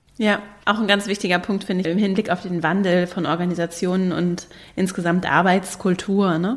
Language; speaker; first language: German; native; German